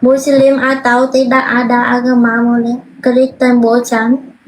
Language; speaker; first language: Indonesian; non-native, learner; Vietnamese